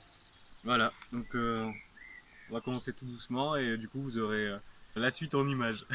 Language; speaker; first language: French; native; French